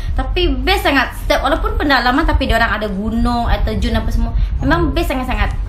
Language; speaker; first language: Malay; native; Malay